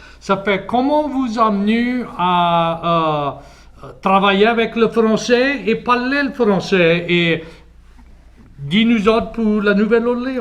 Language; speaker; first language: French; native; French